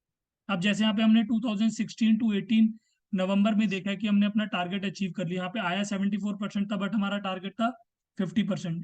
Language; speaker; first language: Hindi; native; Hindi